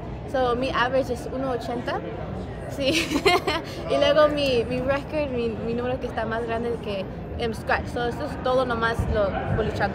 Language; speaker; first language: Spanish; early bilingual, heritage; Spanish